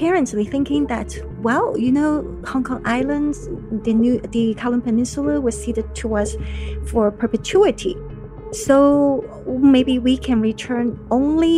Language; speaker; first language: English; non-native, local second language; Cantonese